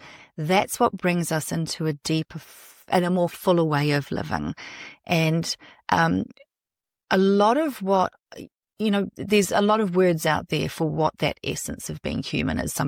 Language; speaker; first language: English; native; English